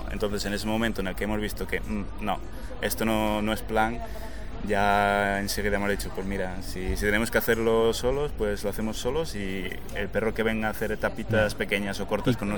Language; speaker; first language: Spanish; native; Spanish